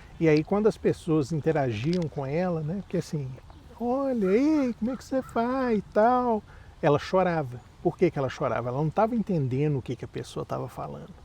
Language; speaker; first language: Portuguese; native; Portuguese